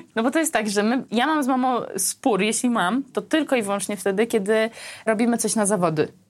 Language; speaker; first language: Polish; early bilingual, other home language; Armenian